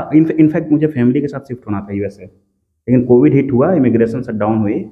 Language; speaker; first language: Hindi; native; Hindi